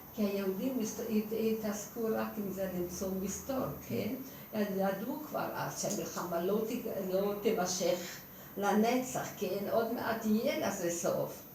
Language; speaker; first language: Hebrew; non-native, fluent; Hungarian